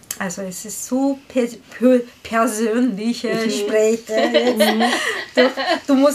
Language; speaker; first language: German; non-native, learner; Korean